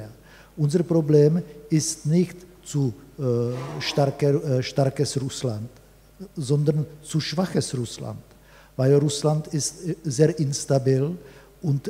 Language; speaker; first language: German; non-native, fluent; Czech